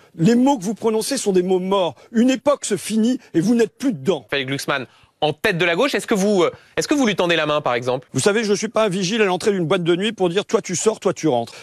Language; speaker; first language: French; native; French